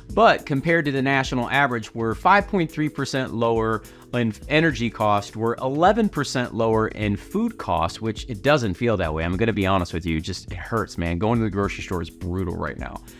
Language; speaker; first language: English; native; English